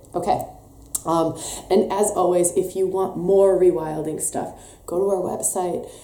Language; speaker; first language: English; native; English